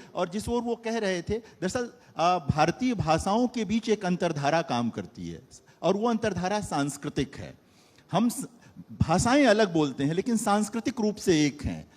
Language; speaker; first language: Hindi; native; Hindi